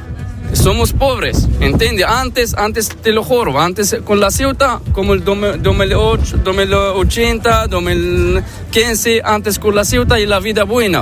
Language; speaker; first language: Spanish; non-native, learner; Arabic